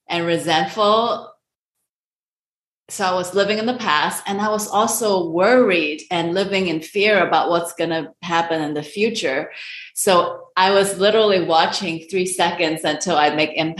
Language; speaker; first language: English; non-native, local second language; Cantonese